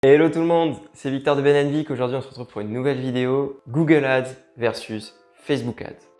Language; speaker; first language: French; native; French